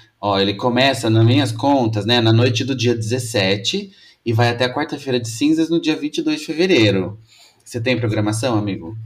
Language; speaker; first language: Portuguese; native; Portuguese